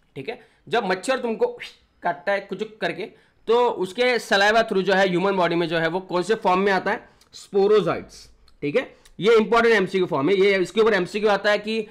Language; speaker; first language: Hindi; non-native, local second language; Marathi